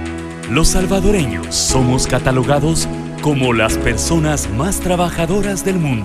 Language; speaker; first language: Spanish; native; Spanish